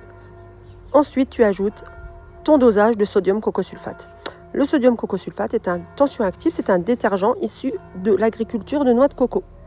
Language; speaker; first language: French; native; French